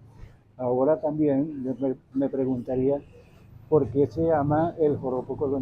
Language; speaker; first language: Spanish; native; Spanish